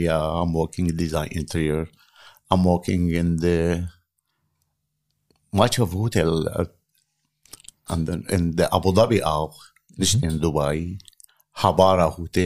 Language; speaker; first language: English; non-native, learner; Arabic